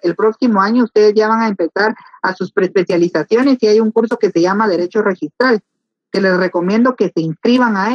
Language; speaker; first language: Spanish; native; Spanish